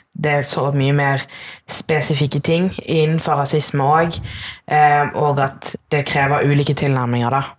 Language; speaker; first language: Norwegian; early bilingual, other home language; Tamil